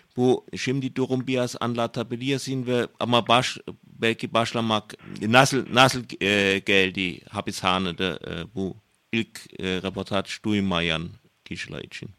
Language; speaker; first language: Turkish; non-native, learner; German